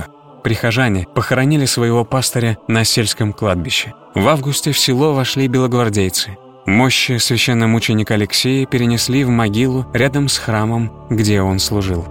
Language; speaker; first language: Russian; native; Russian